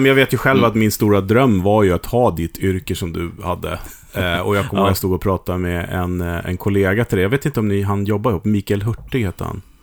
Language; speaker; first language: Swedish; native; Swedish